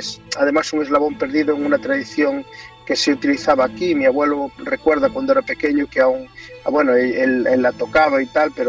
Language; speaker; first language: Spanish; native; Spanish